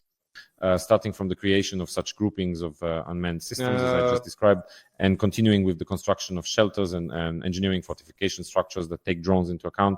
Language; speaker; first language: English; non-native, fluent; Ukrainian